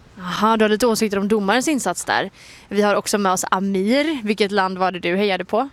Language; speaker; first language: Swedish; native; Swedish